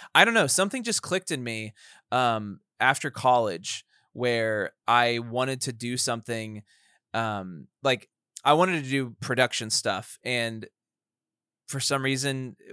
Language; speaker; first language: English; native; English